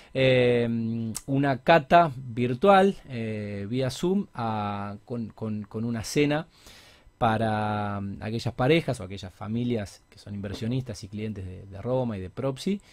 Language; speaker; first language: Spanish; native; Spanish